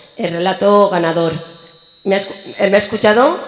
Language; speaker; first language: Spanish; non-native, local second language; Catalan